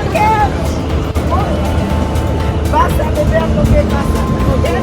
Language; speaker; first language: Spanish; non-native, learner; French